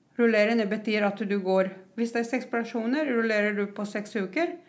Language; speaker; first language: Norwegian; non-native, fluent; Croatian